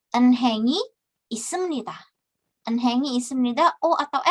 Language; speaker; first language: Korean; non-native, fluent; Indonesian